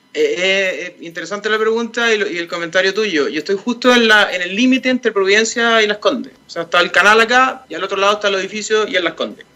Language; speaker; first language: Spanish; native; Spanish